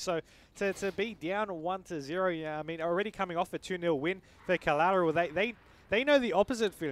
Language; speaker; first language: English; native; English